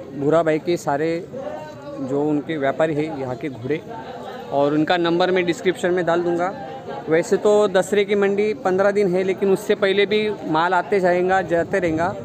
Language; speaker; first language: Hindi; non-native, local second language; Marathi